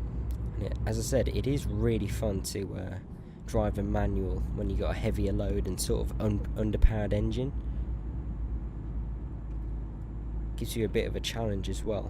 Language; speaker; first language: English; native; English